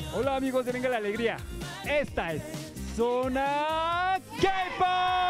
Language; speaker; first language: Spanish; non-native, fluent; Korean